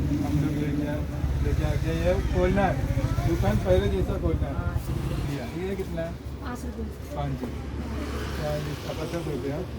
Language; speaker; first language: Hindi; non-native, local second language; Malayalam